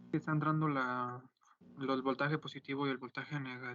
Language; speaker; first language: Spanish; native; Spanish